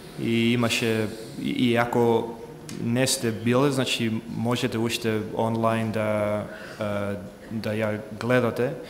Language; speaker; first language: Macedonian; non-native, fluent; English